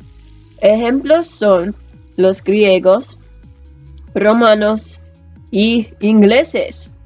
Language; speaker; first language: Spanish; non-native, learner; English